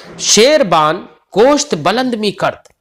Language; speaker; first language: Persian; non-native, fluent; Urdu